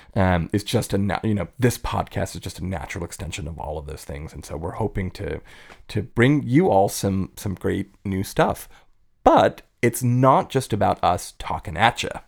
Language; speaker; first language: English; native; English